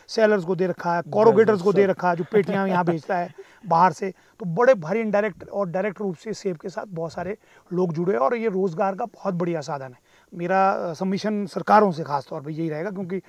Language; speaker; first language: Hindi; native; Hindi